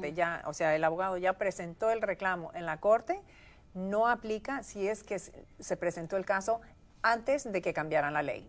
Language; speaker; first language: Spanish; native; Spanish